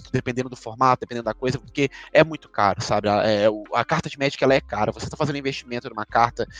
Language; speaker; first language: Portuguese; native; Portuguese